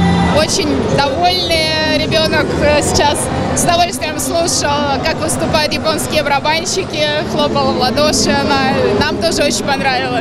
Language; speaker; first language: Russian; native; Russian